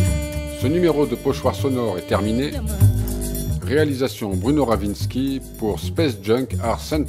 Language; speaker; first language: French; native; French